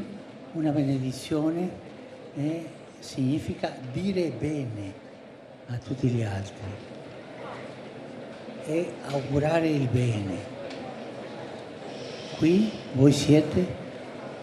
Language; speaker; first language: Italian; non-native, fluent; Spanish